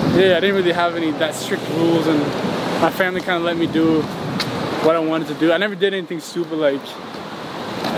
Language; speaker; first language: English; non-native, fluent; Norwegian